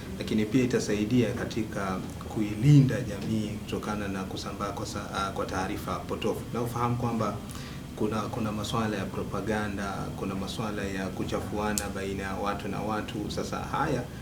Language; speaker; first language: Swahili; native; Swahili